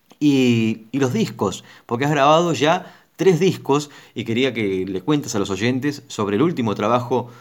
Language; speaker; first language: Spanish; native; Spanish